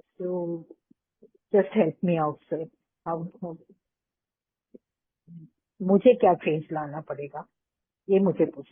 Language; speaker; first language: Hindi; non-native, local second language; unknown